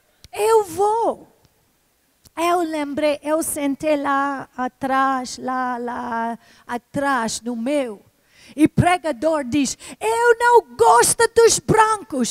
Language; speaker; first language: Portuguese; non-native, fluent; English